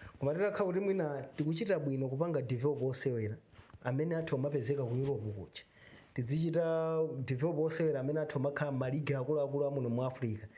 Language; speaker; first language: Nyanja; native; Nyanja